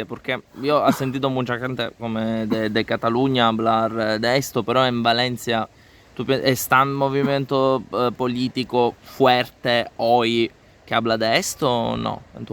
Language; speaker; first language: Spanish; non-native, learner; Italian